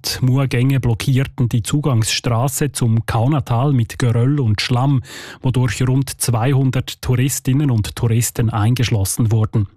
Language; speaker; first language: German; native; German